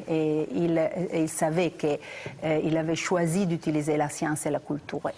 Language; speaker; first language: French; non-native, fluent; Italian